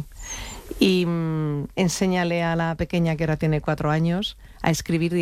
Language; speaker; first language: Spanish; native; Spanish